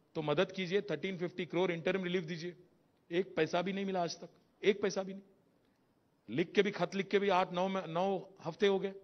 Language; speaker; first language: Hindi; non-native, local second language; Telugu